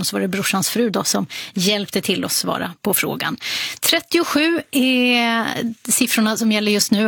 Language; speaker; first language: Swedish; native; Swedish